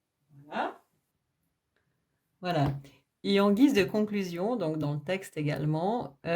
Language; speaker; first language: French; native; French